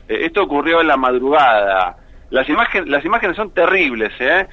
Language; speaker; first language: Spanish; native; Spanish